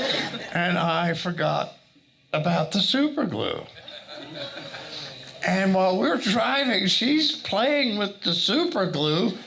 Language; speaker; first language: English; native; English